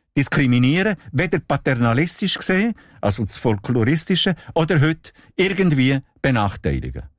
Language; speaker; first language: German; non-native, local second language; Italian